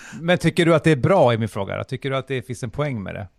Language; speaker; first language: Swedish; native; Swedish